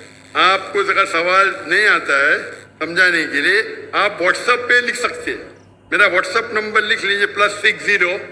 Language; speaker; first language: Hindi; non-native, local second language; Konkani